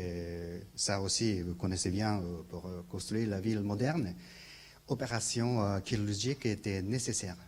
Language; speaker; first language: French; non-native, learner; Japanese